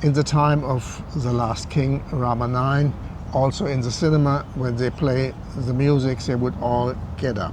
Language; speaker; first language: English; non-native, fluent; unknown